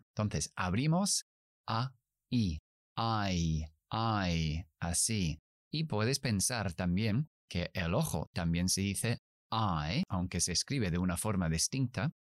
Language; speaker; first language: Spanish; non-native, fluent; English